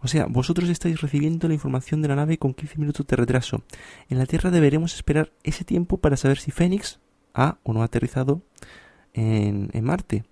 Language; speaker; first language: Spanish; native; Spanish